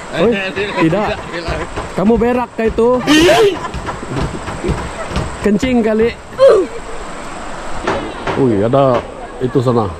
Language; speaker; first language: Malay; non-native, local second language; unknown